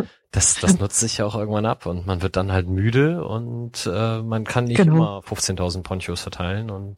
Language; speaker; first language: German; native; German